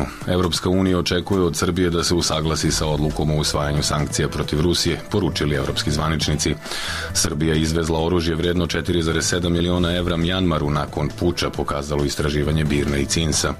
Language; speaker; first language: Serbian; native; Serbian